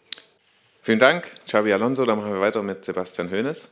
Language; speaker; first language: German; native; German